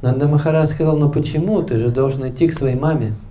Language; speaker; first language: Russian; native; Russian